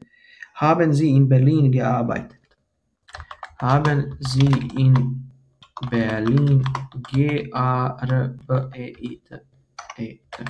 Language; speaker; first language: German; non-native, fluent; Croatian